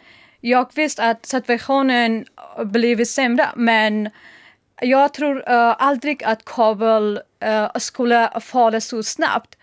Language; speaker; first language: Swedish; non-native, learner; Persian